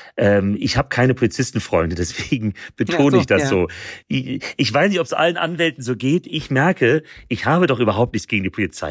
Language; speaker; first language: German; native; German